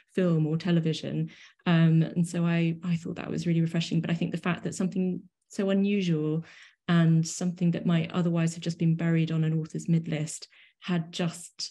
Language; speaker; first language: English; native; English